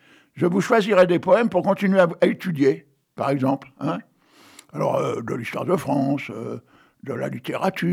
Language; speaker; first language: French; native; French